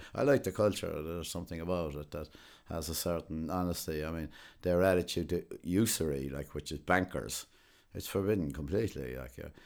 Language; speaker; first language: English; native; English